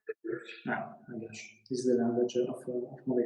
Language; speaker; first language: English; non-native, learner; Italian